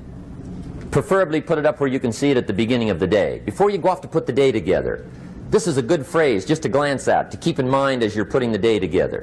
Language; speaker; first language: English; native; English